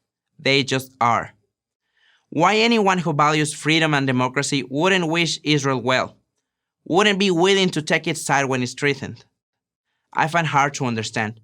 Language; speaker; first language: English; non-native, fluent; Spanish